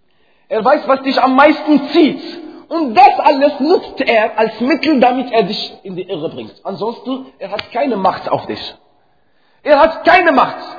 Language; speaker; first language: German; non-native, fluent; Arabic